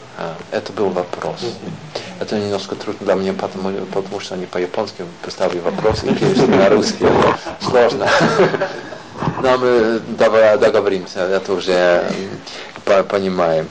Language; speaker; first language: Russian; non-native, learner; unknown